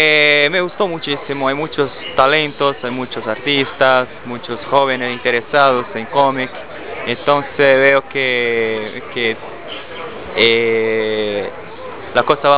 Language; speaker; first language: Spanish; non-native, fluent; Portuguese